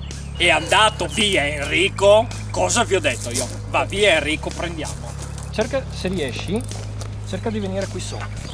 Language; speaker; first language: Italian; native; Italian